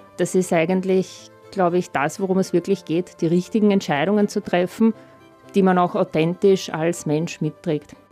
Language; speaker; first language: German; early bilingual, other home language; Russian